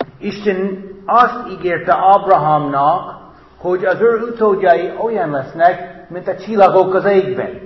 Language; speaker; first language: Hungarian; non-native, fluent; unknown